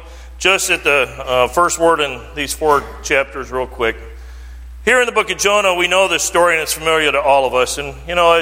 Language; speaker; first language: English; native; English